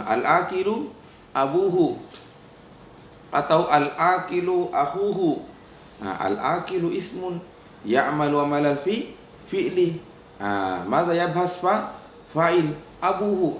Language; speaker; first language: Arabic; non-native, fluent; Indonesian